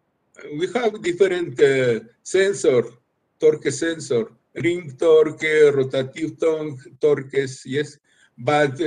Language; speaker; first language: English; non-native, learner; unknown